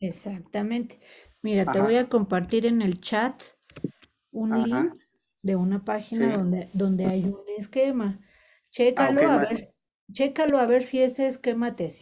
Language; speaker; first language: Spanish; native; Spanish